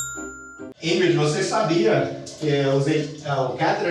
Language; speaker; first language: Portuguese; non-native, learner; English